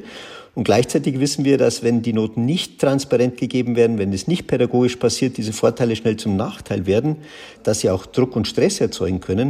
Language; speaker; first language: German; native; German